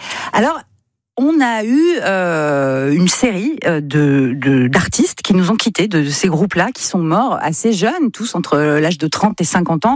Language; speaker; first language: French; native; French